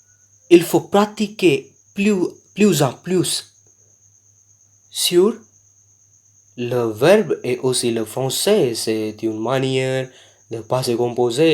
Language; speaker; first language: French; non-native, learner; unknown